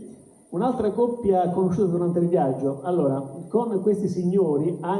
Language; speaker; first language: Italian; native; Italian